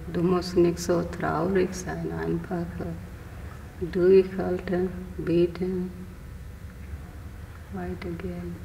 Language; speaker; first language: German; non-native, learner; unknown